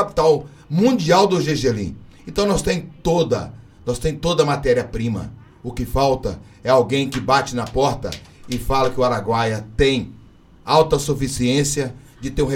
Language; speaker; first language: Portuguese; native; Portuguese